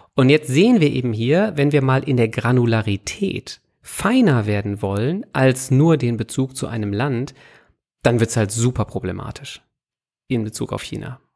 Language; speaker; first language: German; native; German